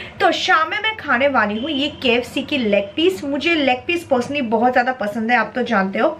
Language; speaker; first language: Hindi; non-native, local second language; Bangla